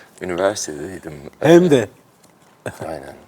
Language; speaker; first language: Turkish; early bilingual, heritage; Turkish